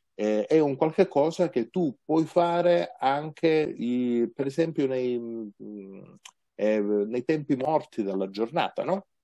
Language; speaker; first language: Italian; native; Italian